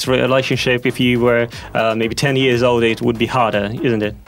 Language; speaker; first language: English; non-native, fluent; Russian